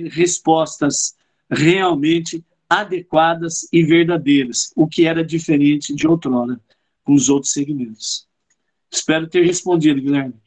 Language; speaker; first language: Portuguese; native; Portuguese